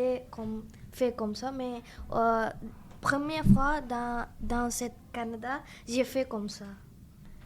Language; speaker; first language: French; non-native, learner; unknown